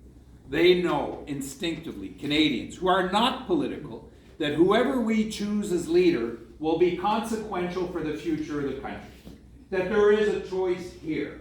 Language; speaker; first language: English; non-native, local second language; French